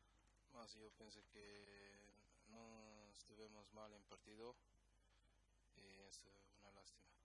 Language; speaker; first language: Spanish; non-native, learner; Kabuverdianu